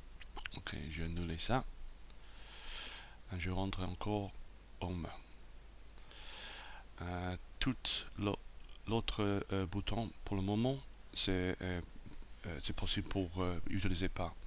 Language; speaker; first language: French; non-native, learner; English